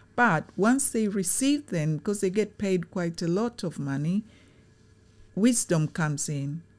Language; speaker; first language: English; non-native, local second language; Swahili